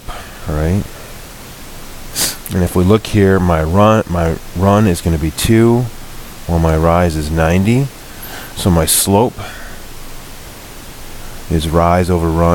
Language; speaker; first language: English; native; English